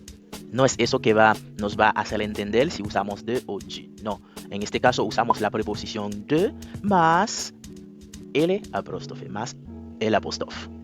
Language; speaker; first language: Spanish; non-native, fluent; French